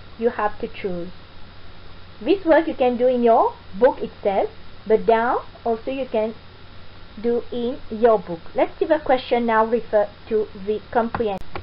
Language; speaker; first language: English; non-native, fluent; French